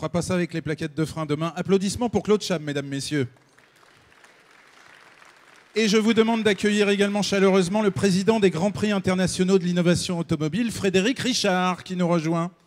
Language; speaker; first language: French; native; French